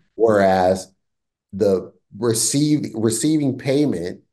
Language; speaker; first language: English; native; English